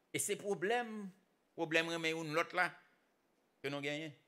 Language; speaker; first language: French; non-native, local second language; Haitian Creole